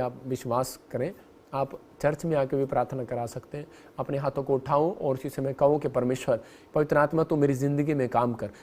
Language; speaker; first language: Hindi; non-native, local second language; Punjabi